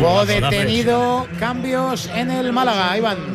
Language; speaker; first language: Spanish; native; Spanish